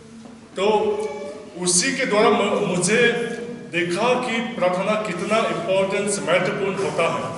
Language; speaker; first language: Hindi; non-native, local second language; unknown